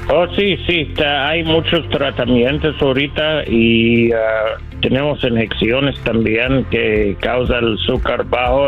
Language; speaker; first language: Spanish; non-native, learner; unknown